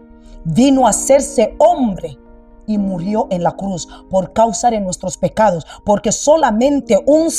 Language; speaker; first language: Spanish; non-native, local second language; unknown